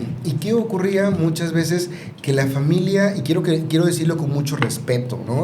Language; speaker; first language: Spanish; native; Spanish